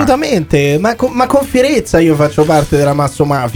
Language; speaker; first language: Italian; native; Italian